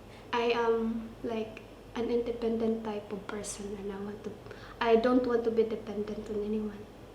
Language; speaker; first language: English; non-native, local second language; Cebuano